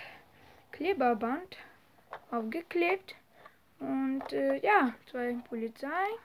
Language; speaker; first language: German; non-native, learner; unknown